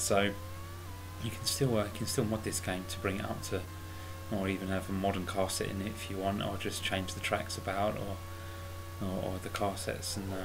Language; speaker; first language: English; native; English